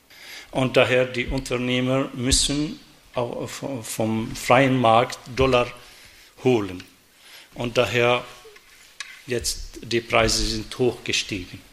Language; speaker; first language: German; non-native, fluent; Arabic